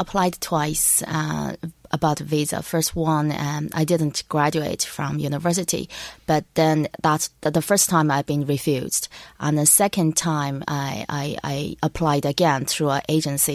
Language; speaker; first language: English; non-native, learner; Chinese